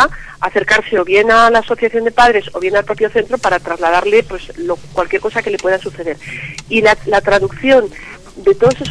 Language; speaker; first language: Spanish; native; Spanish